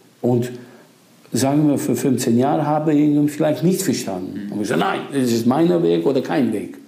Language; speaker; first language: German; non-native, fluent; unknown